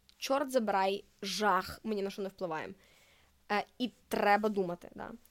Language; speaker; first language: Ukrainian; native; Ukrainian